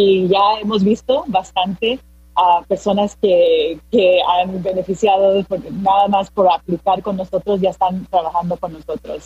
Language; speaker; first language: Spanish; early bilingual, heritage; Spanish